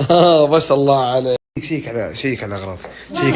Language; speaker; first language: Arabic; native; Arabic